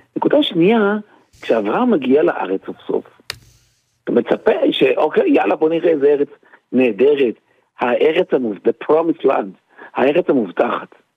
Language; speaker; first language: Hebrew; native; Hebrew